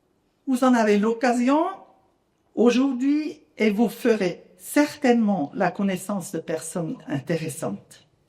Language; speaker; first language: French; non-native, local second language; German